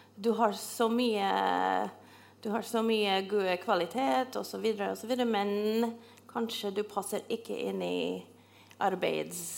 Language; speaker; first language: Norwegian; non-native, fluent; English